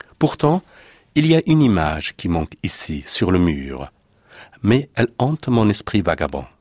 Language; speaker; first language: French; non-native, fluent; Persian